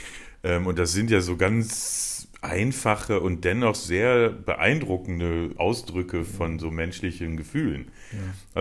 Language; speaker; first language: German; native; German